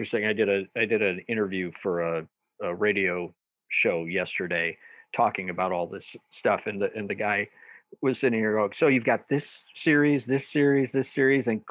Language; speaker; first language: English; native; English